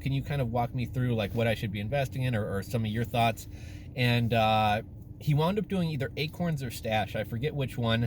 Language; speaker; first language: English; native; English